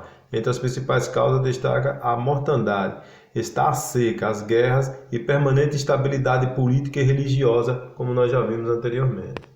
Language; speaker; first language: Portuguese; native; Portuguese